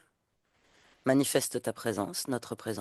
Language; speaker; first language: French; native; French